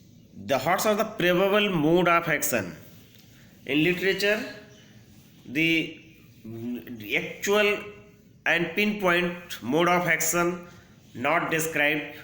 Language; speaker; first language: English; non-native, local second language; Hindi